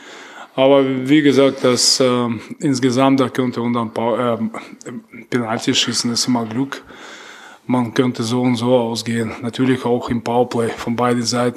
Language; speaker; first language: German; non-native, fluent; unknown